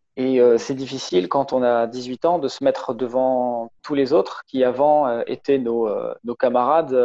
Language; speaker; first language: French; native; French